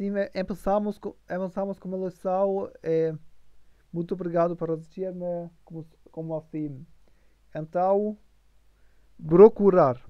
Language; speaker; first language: Portuguese; non-native, learner; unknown